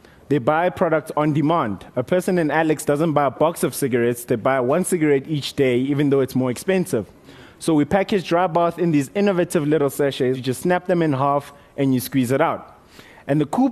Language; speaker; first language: English; non-native, local second language; Northern Sotho